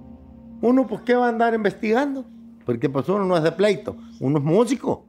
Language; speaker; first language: Spanish; native; Spanish